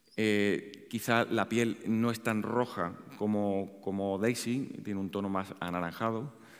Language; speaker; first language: Spanish; native; Spanish